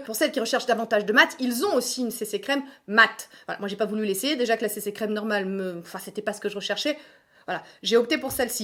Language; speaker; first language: French; native; French